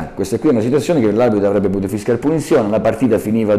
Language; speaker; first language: Italian; native; Italian